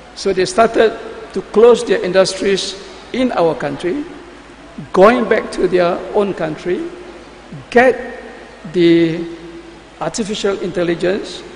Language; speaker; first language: English; non-native, local second language; Malay